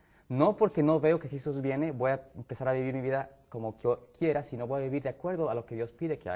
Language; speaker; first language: Spanish; native; Spanish